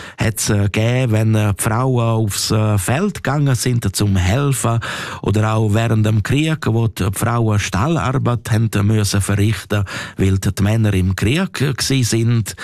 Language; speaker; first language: German; non-native, local second language; Romansh